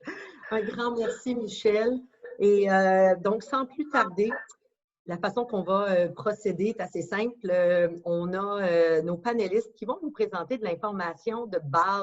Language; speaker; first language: French; native; French